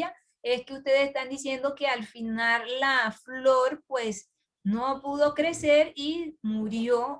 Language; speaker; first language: Spanish; native; Spanish